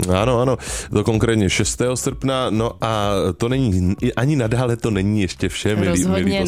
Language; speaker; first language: Czech; native; Czech